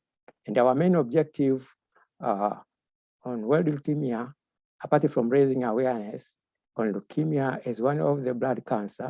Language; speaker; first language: English; non-native, local second language; Swahili